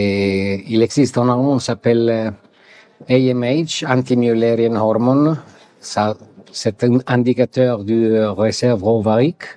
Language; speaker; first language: French; non-native, learner; Italian